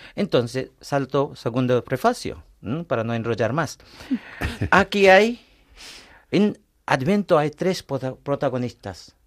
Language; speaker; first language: Spanish; non-native, fluent; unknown